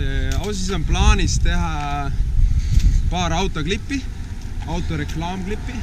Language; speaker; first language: Estonian; native; Estonian